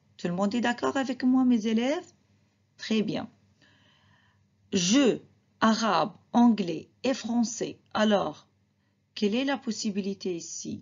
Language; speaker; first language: French; non-native, fluent; Arabic